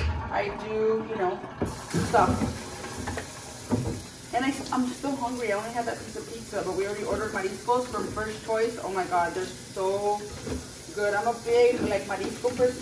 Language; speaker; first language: English; early bilingual, other home language; Spanish